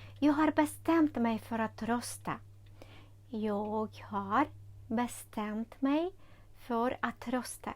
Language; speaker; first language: Swedish; non-native, fluent; Ukrainian